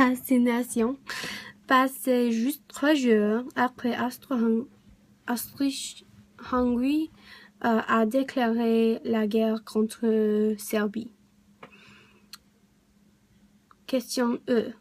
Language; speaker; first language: French; non-native, learner; English